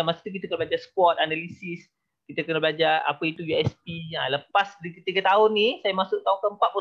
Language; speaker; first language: Malay; native; Malay